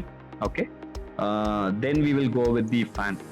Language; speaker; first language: English; non-native, local second language; Tamil